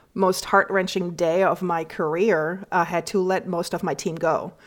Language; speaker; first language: English; non-native, fluent; German